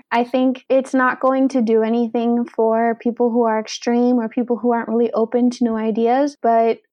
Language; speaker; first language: English; native; English